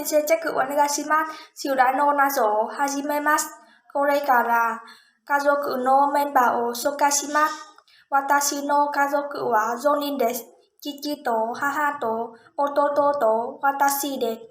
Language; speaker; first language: Japanese; non-native, learner; Vietnamese